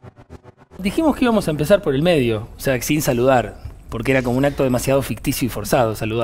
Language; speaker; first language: Spanish; native; Spanish